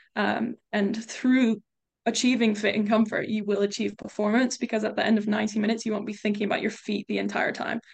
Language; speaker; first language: English; native; English